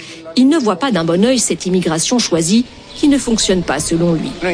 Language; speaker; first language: French; native; French